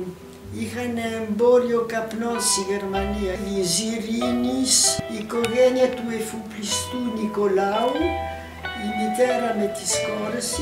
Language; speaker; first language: Greek; early bilingual, heritage; Greek